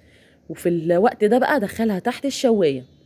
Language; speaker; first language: Arabic; native; Arabic